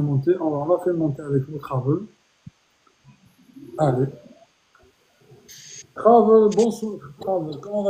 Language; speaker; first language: French; native; French